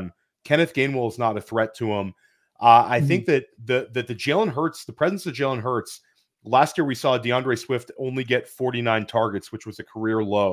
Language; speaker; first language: English; native; English